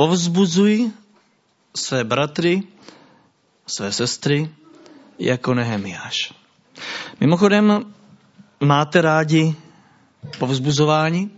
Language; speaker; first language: Czech; native; Czech